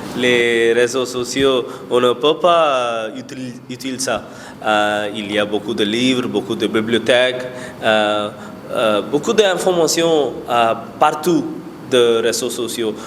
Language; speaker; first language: French; non-native, learner; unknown